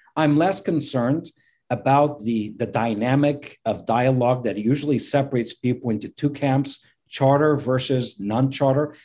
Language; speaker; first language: English; non-native, fluent; Portuguese